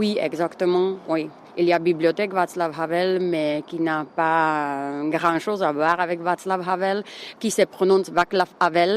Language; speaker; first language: French; non-native, fluent; Czech